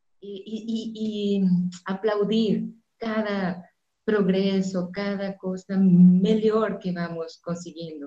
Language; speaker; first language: Spanish; non-native, fluent; Portuguese